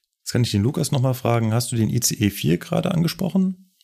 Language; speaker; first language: German; native; German